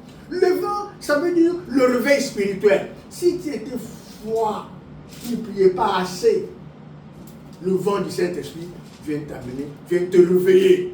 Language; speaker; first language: French; non-native, local second language; Lingala